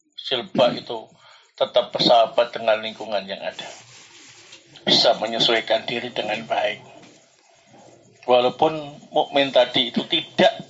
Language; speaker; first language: Indonesian; non-native, local second language; Javanese